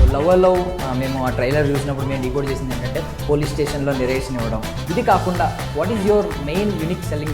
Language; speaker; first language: Telugu; native; Telugu